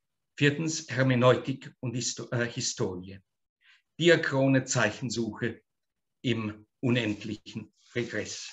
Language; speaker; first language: German; native; German